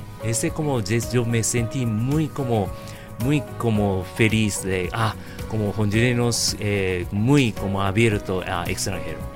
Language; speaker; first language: Spanish; non-native, learner; Japanese